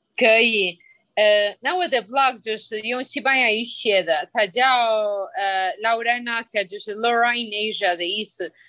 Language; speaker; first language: Chinese; non-native, fluent; Spanish